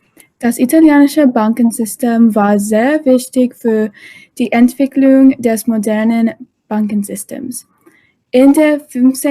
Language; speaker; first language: German; non-native, learner; English